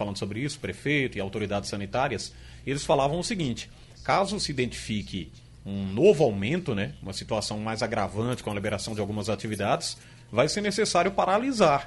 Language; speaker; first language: Portuguese; native; Portuguese